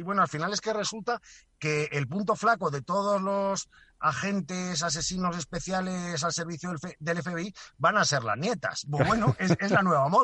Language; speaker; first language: Spanish; native; Spanish